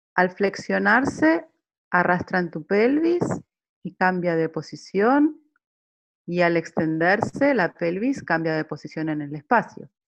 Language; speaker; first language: Spanish; native; Spanish